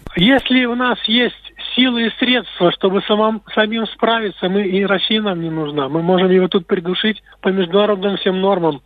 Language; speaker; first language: Russian; native; Russian